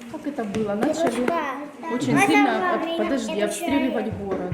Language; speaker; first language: Russian; native; Russian